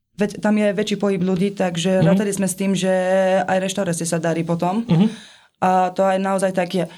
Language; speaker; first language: Slovak; non-native, fluent; Persian